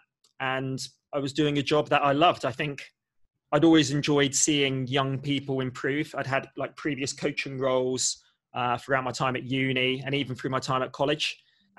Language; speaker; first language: English; native; English